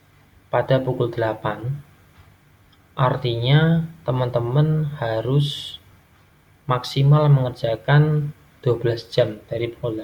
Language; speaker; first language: Indonesian; native; Indonesian